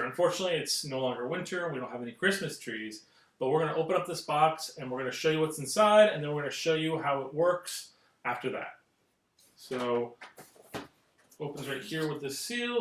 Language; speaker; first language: English; native; English